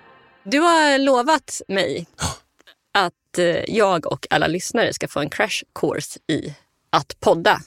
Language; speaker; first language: Swedish; native; Swedish